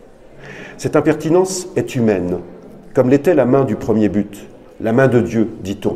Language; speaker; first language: French; native; French